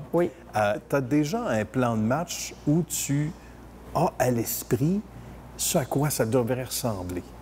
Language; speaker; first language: French; native; French